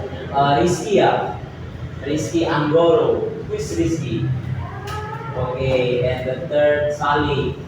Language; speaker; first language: English; non-native, fluent; Indonesian